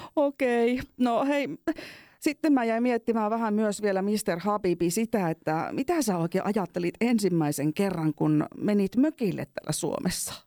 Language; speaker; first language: Finnish; native; Finnish